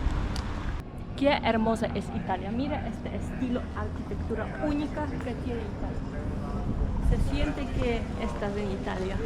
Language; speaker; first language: Spanish; non-native, fluent; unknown